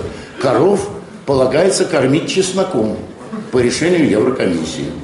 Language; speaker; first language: Russian; native; Russian